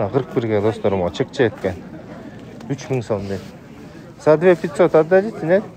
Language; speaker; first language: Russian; non-native, local second language; Kyrgyz